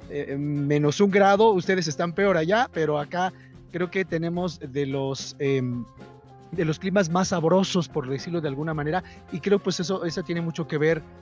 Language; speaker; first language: Spanish; native; Spanish